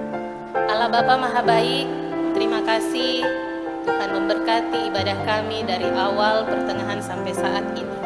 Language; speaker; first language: Indonesian; native; Indonesian